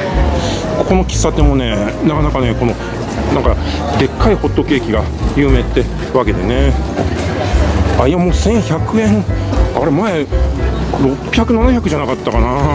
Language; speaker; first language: Japanese; native; Japanese